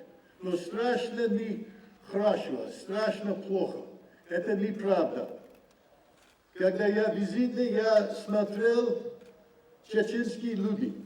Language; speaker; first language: Russian; non-native, learner; English